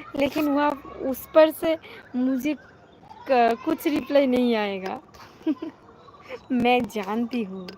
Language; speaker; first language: Hindi; non-native, learner; Bangla